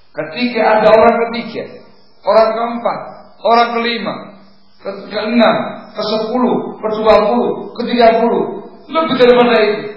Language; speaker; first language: Indonesian; native; Indonesian